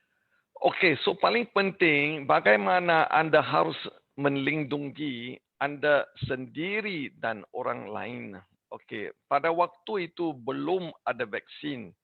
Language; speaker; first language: Indonesian; non-native, learner; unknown